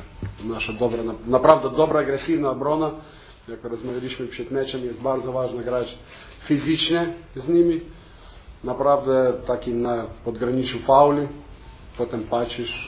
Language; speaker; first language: Polish; non-native, fluent; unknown